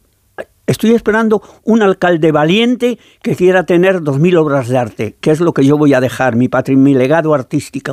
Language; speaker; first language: Spanish; native; Spanish